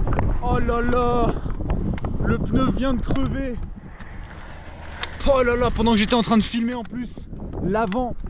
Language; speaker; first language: French; native; French